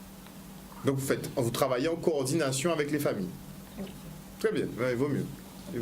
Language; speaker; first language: French; native; French